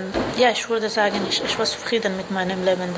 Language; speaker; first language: German; non-native, fluent; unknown